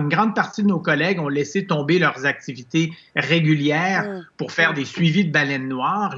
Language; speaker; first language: French; native; French